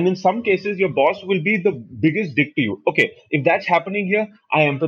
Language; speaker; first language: English; non-native, local second language; Hindi